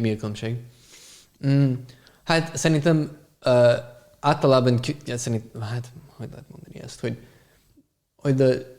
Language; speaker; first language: Hungarian; non-native, fluent; English